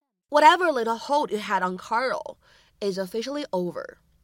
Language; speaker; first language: English; non-native, fluent; Chinese